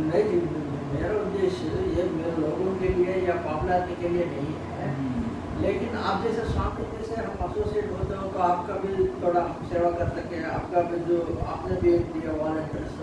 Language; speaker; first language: Hindi; non-native, local second language; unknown